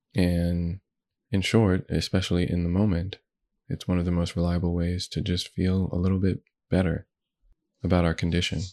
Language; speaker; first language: English; native; English